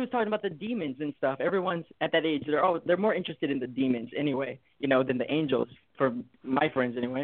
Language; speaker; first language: English; native; English